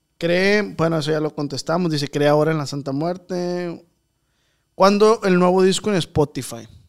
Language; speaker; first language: Spanish; native; Spanish